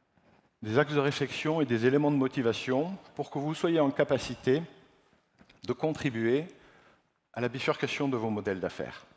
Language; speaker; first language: French; native; French